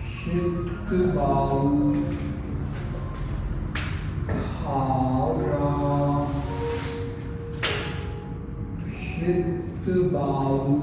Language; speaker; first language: Vietnamese; non-native, learner; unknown